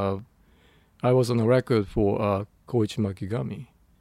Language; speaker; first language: English; non-native, fluent; Japanese